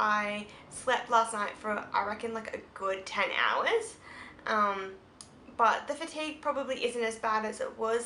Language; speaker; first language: English; native; English